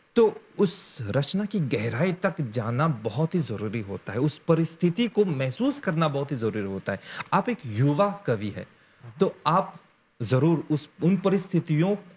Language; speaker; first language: Hindi; non-native, local second language; Morisyen